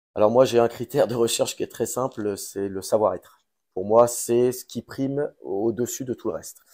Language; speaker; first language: French; native; French